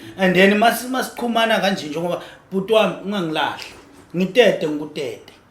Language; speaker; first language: Zulu; native; Zulu